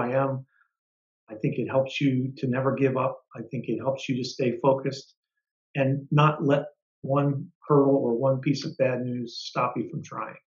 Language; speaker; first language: English; native; English